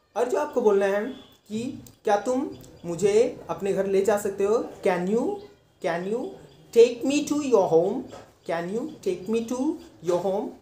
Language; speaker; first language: Hindi; native; Hindi